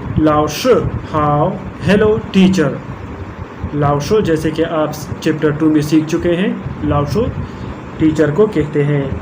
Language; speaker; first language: Urdu; native; Urdu